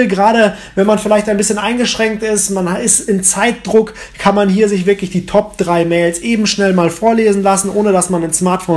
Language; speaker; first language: German; native; German